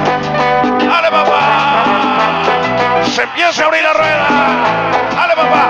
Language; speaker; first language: Spanish; native; Spanish